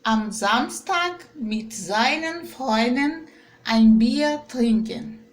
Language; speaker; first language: German; non-native, fluent; Portuguese